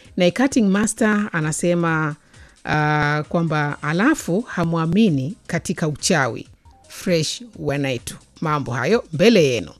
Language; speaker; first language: Swahili; native; Swahili